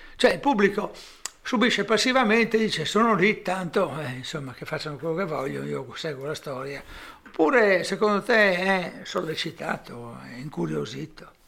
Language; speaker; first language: Italian; native; Italian